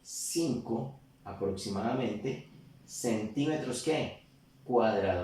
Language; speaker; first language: Spanish; native; Spanish